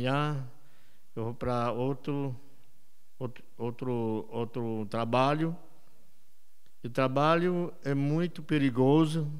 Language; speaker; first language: Portuguese; non-native, local second language; Yanomámi